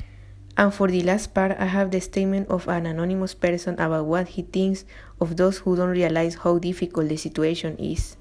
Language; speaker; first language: English; non-native, learner; Spanish